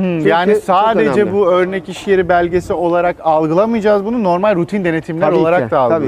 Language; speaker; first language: Turkish; native; Turkish